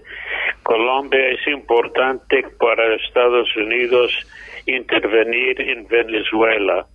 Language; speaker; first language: Spanish; non-native, fluent; English